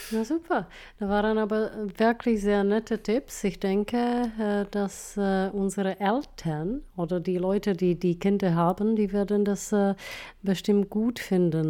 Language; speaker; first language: German; non-native, fluent; Czech